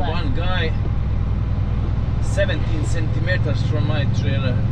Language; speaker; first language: English; non-native, learner; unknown